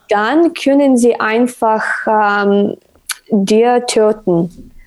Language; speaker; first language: German; non-native, learner; Ukrainian